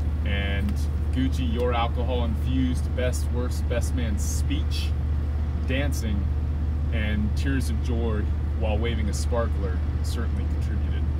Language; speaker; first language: English; native; English